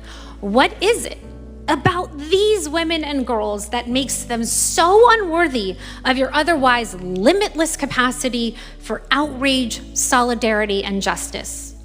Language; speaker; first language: English; early bilingual, other home language; Persian